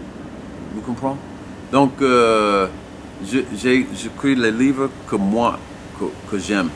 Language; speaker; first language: French; non-native, learner; English